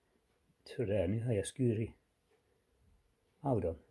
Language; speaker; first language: Swedish; non-native, fluent; Finnish